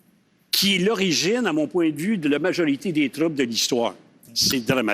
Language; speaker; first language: French; native; French